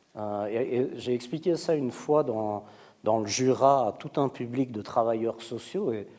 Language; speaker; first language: French; native; French